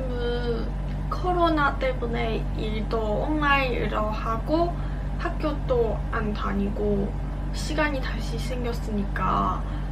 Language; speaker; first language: Korean; non-native, learner; Cantonese